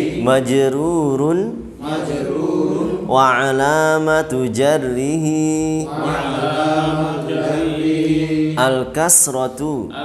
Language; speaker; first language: Arabic; non-native, fluent; Indonesian